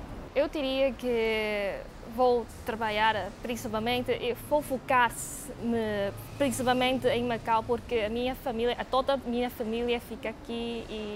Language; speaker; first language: Portuguese; non-native, fluent; Cantonese